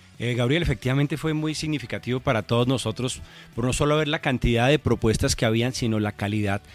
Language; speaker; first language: Spanish; native; Spanish